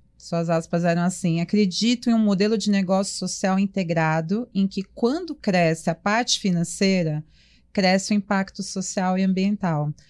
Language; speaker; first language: Portuguese; native; Portuguese